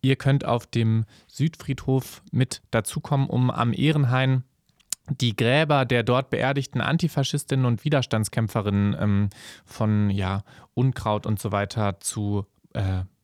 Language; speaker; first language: German; native; German